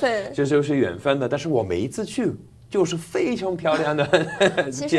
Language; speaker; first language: Chinese; non-native, fluent; English